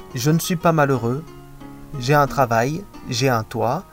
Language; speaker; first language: French; native; French